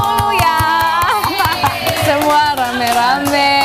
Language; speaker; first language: Indonesian; non-native, learner; English